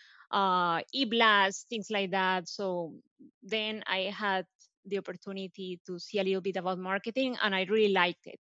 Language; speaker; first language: English; non-native, fluent; Spanish